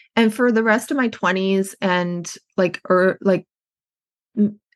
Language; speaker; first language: English; native; English